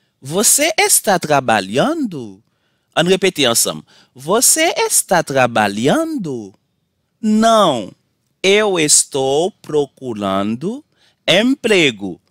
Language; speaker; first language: Portuguese; non-native, learner; Haitian Creole